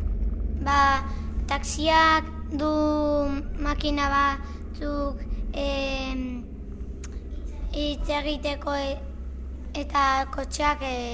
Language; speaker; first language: Basque; non-native, local second language; Spanish